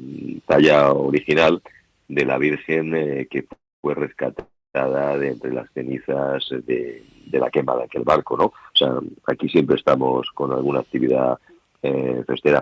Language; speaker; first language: Spanish; native; Spanish